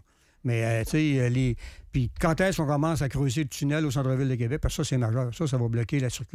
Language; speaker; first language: French; native; French